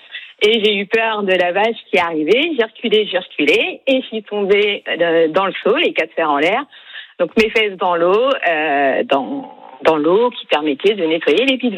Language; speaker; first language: French; native; French